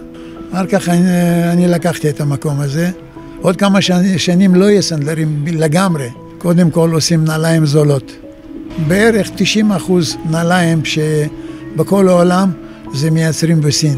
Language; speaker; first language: Hebrew; non-native, fluent; Russian